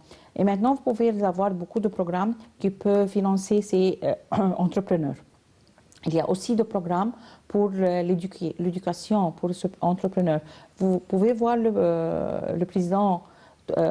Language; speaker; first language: French; non-native, learner; Arabic